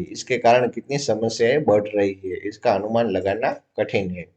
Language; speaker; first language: Hindi; non-native, local second language; Gujarati